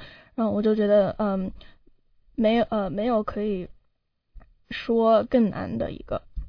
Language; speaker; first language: Chinese; early bilingual, heritage; Chinese